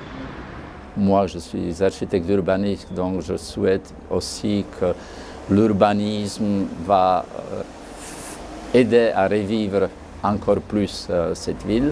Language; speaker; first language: French; non-native, fluent; Slovak